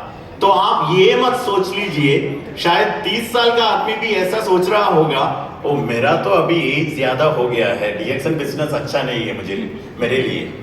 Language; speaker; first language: Hindi; non-native, learner; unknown